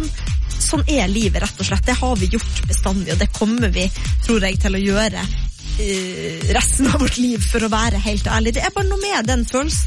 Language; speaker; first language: Norwegian; native; Norwegian